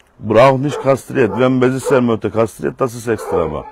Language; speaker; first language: German; non-native, learner; Turkish